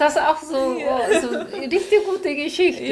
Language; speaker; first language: German; non-native, learner; Korean